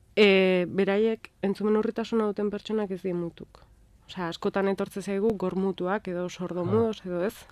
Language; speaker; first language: Basque; native; Basque